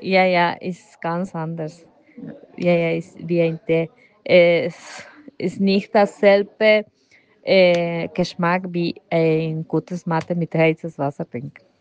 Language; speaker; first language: German; non-native, learner; Spanish